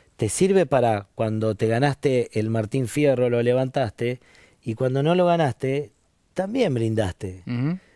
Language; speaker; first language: Spanish; native; Spanish